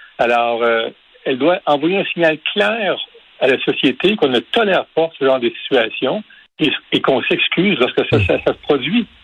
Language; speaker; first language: French; native; French